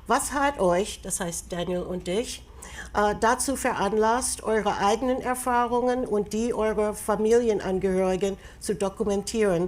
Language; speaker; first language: German; non-native, fluent; English